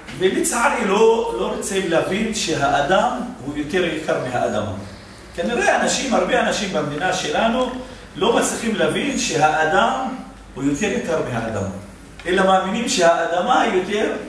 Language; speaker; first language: Hebrew; non-native, local second language; Arabic